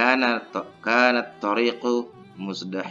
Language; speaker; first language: Arabic; non-native, fluent; Indonesian